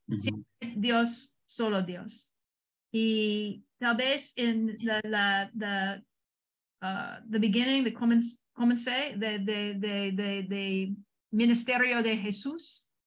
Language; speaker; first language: Spanish; non-native, learner; English